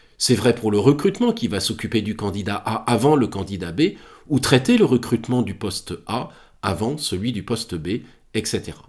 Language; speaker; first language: French; native; French